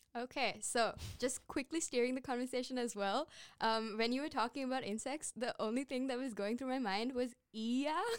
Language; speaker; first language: English; non-native, local second language; Sinhala